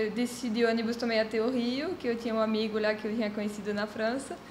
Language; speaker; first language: Portuguese; non-native, fluent; French